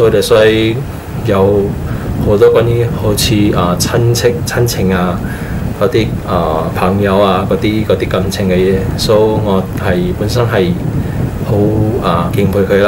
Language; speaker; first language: Cantonese; non-native, fluent; Min Nan Chinese